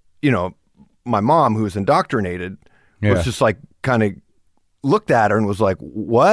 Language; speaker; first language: English; early bilingual, other home language; German